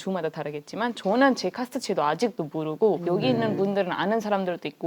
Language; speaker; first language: Korean; non-native, fluent; Marathi